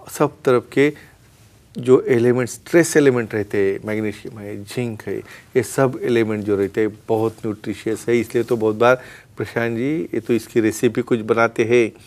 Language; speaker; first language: Hindi; non-native, local second language; Marathi